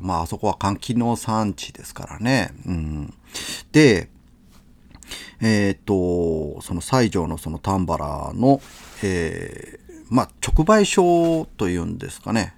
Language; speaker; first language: Japanese; native; Japanese